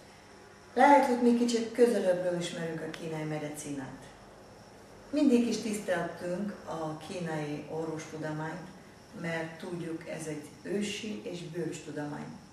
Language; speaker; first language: Hungarian; non-native, fluent; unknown